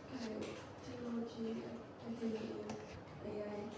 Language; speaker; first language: English; non-native, learner; Vietnamese